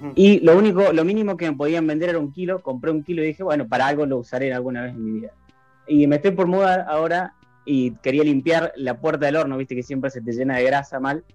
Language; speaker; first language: Spanish; native; Spanish